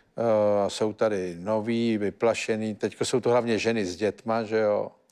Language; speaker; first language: Czech; native; Czech